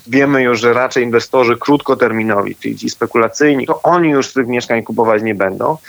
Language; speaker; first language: Polish; native; Polish